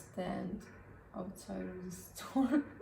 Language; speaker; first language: English; non-native, learner; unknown